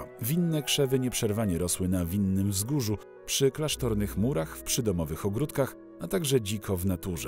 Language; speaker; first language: Polish; native; Polish